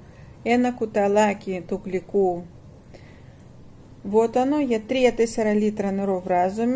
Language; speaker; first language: Greek; non-native, fluent; Russian